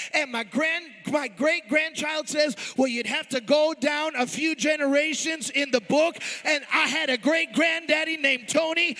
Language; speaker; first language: English; early bilingual, other home language; Spanish